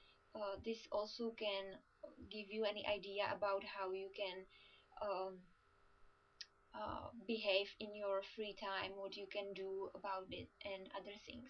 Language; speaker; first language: English; non-native, fluent; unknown